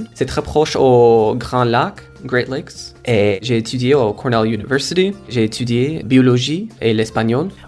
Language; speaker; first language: French; non-native, fluent; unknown